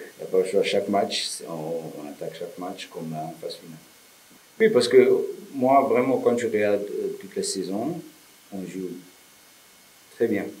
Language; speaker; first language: French; non-native, learner; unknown